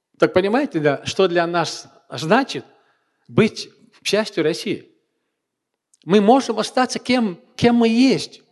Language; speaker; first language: Russian; non-native, local second language; Chechen